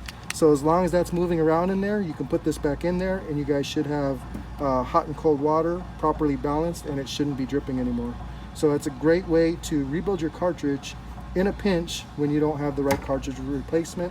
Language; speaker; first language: English; native; English